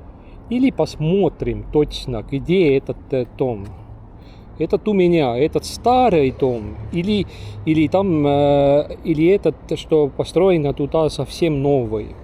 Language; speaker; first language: Russian; non-native, local second language; Estonian